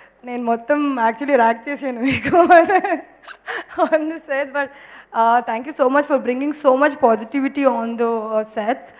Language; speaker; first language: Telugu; non-native, learner; Kannada